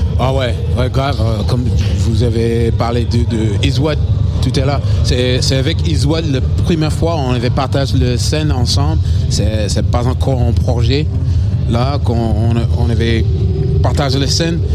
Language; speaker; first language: French; non-native, learner; English